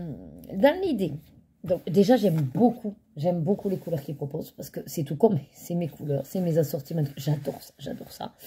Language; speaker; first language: French; native; French